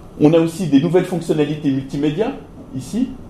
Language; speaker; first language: French; native; French